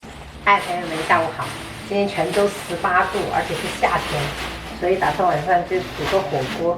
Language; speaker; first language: Chinese; native; Chinese